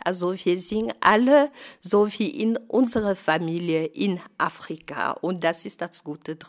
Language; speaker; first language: German; non-native, fluent; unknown